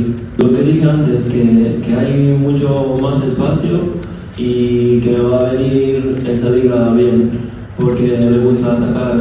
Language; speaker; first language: Spanish; non-native, fluent; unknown